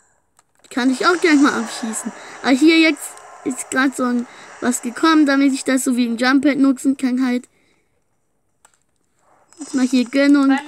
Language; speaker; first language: German; native; German